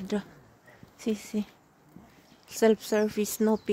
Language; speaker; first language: Italian; non-native, fluent; Filipino